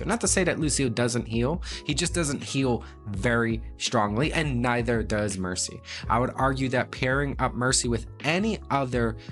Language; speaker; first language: English; native; English